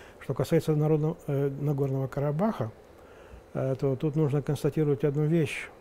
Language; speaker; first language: Russian; non-native, local second language; Romanian